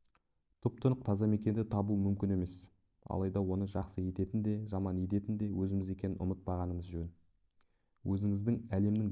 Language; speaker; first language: Kazakh; native; Kazakh